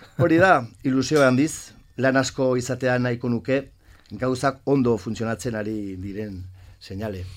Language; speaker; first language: Basque; non-native, local second language; Spanish